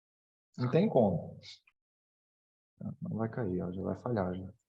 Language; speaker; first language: Portuguese; native; Portuguese